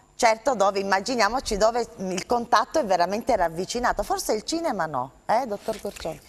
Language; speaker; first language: Italian; native; Italian